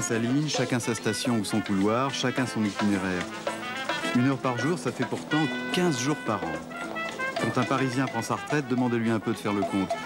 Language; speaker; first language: French; native; French